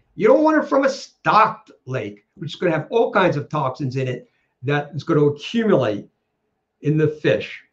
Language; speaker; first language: English; native; English